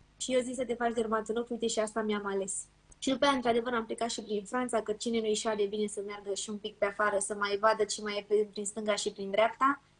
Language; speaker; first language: Romanian; native; Romanian